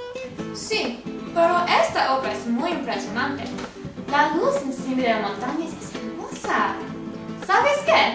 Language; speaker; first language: Spanish; non-native, learner; English